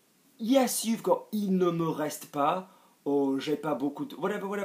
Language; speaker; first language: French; non-native, fluent; English